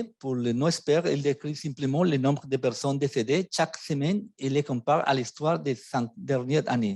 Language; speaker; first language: French; non-native, fluent; Spanish